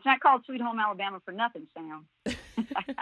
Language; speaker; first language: English; native; English